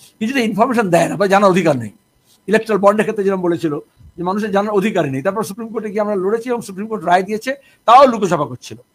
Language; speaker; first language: Bangla; native; Bangla